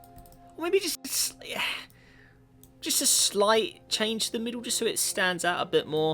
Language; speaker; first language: English; native; English